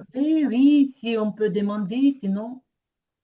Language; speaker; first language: French; non-native, fluent; Ukrainian